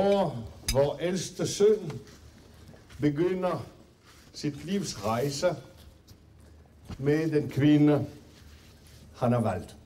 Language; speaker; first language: Danish; non-native, fluent; French